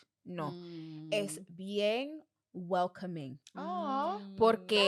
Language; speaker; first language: Spanish; non-native, fluent; English